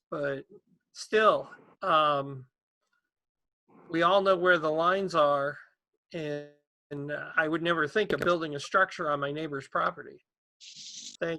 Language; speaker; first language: English; native; English